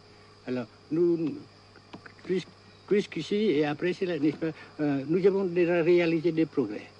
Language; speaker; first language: French; non-native, local second language; Vietnamese